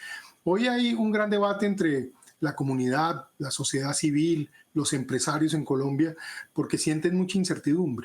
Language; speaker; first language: Spanish; native; Spanish